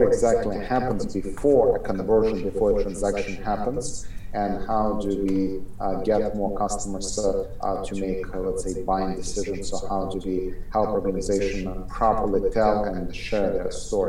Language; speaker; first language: English; non-native, fluent; Ukrainian